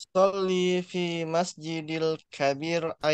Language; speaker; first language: Arabic; non-native, learner; Indonesian